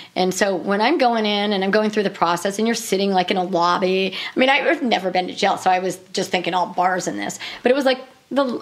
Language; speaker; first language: English; native; English